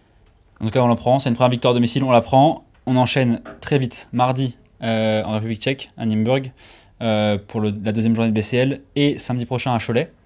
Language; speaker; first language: French; native; French